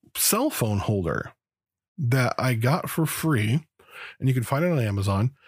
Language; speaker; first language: English; native; English